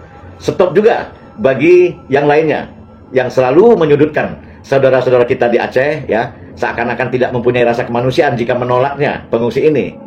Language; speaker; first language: Indonesian; native; Indonesian